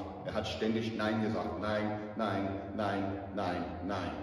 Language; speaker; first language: German; non-native, fluent; English